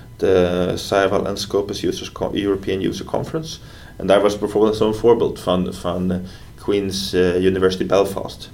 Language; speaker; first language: Dutch; non-native, fluent; Swedish